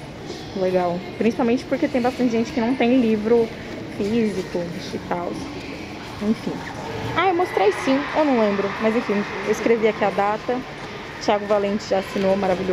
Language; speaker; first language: Portuguese; native; Portuguese